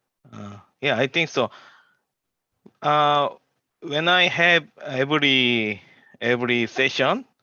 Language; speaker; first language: English; non-native, learner; Korean